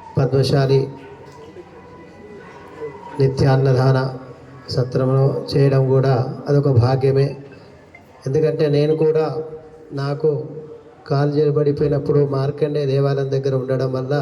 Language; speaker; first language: Telugu; native; Telugu